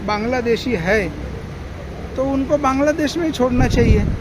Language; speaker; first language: Hindi; non-native, local second language; Marathi